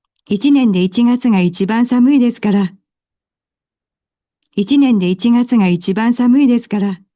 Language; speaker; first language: Japanese; non-native, learner; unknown